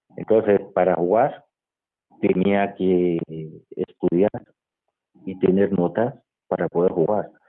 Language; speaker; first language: Spanish; non-native, fluent; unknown